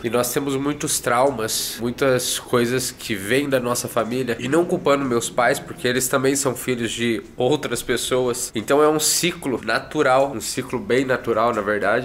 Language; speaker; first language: Portuguese; native; Portuguese